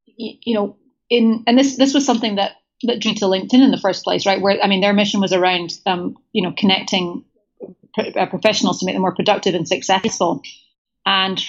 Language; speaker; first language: English; native; English